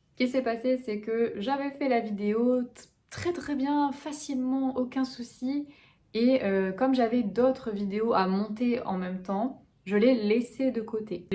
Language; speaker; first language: French; native; French